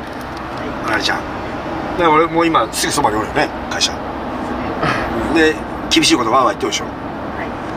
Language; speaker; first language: Japanese; native; Japanese